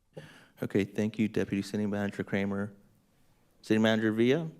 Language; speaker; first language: English; native; English